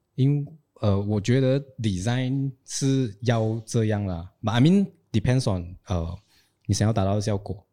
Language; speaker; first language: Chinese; native; Chinese